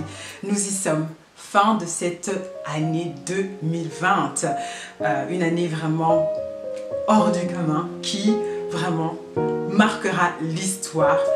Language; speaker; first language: French; native; French